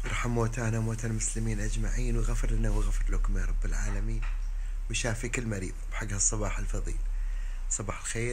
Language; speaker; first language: Arabic; native; Arabic